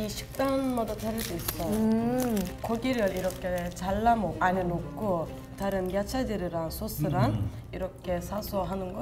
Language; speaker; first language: Korean; non-native, fluent; Turkish